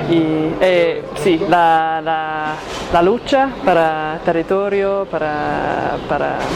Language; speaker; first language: Spanish; non-native, fluent; Italian